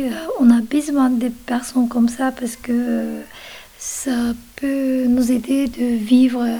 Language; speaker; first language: French; non-native, fluent; Kurdish